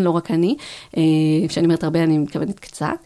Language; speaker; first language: Hebrew; native; Hebrew